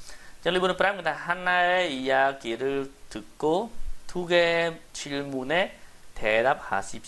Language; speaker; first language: Korean; non-native, learner; Khmer